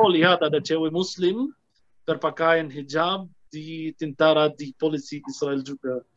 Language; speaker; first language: Indonesian; non-native, fluent; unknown